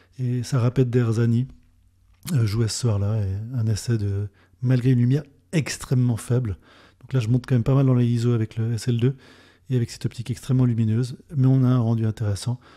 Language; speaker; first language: French; native; French